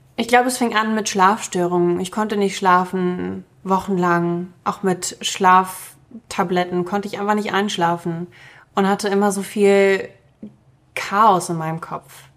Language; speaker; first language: German; early bilingual, other home language; Russian